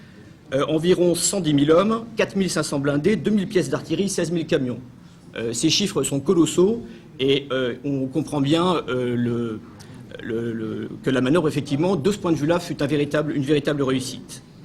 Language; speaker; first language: French; native; French